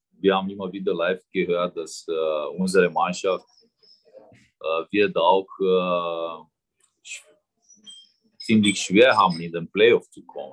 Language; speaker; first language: German; non-native, fluent; Romanian